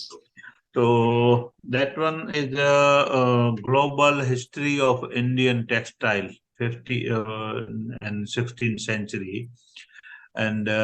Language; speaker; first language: English; non-native, learner; Gujarati